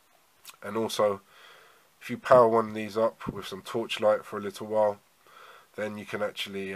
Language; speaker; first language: English; native; English